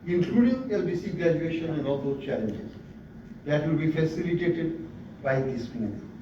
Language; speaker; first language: English; non-native, local second language; Bangla